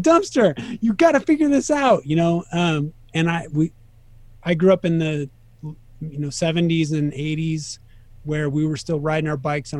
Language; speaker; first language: English; native; English